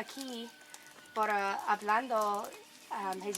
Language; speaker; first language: Spanish; non-native, learner; English